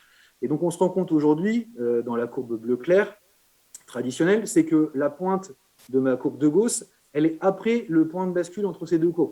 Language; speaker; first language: French; native; French